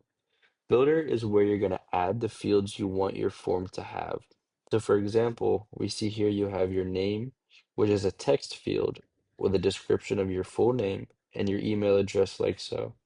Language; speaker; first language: English; native; English